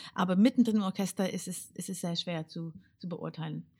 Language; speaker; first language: German; non-native, fluent; English